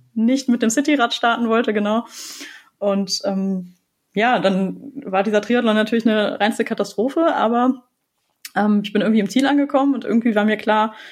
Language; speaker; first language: German; native; German